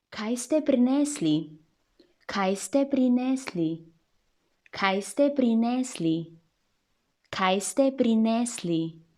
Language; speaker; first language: Slovenian; non-native, fluent; Chinese